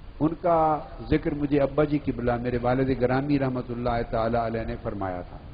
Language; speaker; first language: Urdu; non-native, local second language; Punjabi